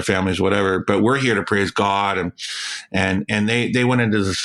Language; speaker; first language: English; native; English